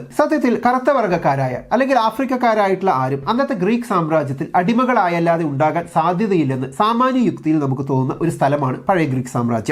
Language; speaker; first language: Malayalam; native; Malayalam